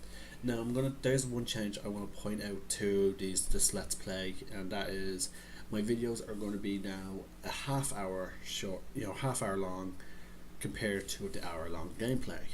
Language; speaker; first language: English; native; English